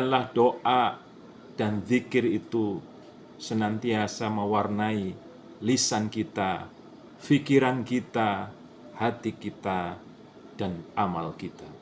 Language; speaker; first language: Indonesian; native; Indonesian